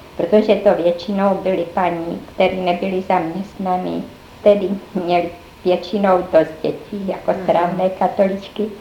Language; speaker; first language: Czech; native; Czech